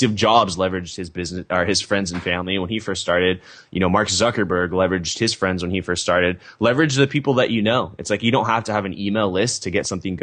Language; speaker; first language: English; native; English